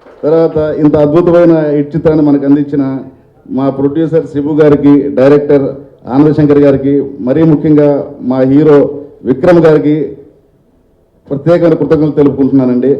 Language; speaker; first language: Telugu; native; Telugu